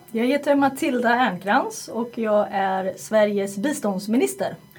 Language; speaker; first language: Swedish; native; Swedish